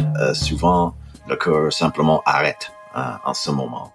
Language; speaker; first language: French; non-native, fluent; English